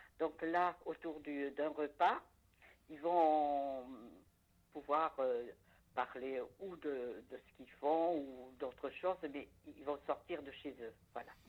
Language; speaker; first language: French; native; French